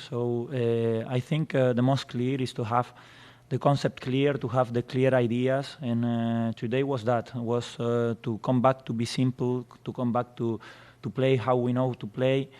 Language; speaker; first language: English; non-native, fluent; Spanish